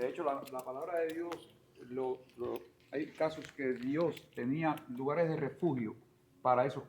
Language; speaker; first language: Spanish; native; Spanish